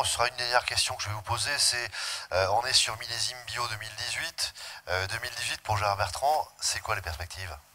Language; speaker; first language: French; native; French